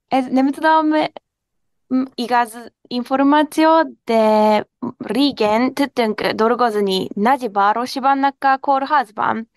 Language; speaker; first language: Hungarian; non-native, learner; Japanese